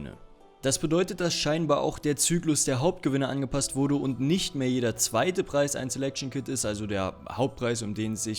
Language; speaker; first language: German; native; German